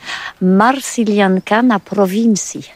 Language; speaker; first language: Polish; non-native, learner; French